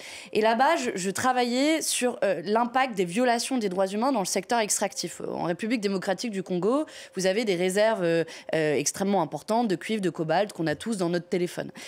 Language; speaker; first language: French; native; French